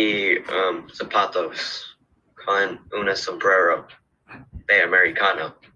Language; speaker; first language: Spanish; non-native, learner; English